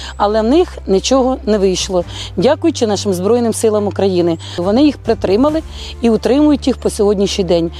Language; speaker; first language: Ukrainian; native; Ukrainian